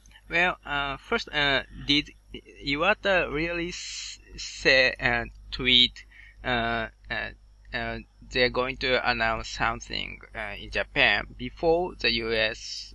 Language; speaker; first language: English; non-native, fluent; Japanese